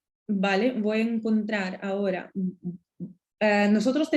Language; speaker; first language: Spanish; non-native, learner; Russian